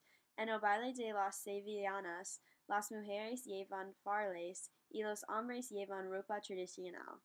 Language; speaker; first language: Spanish; non-native, learner; English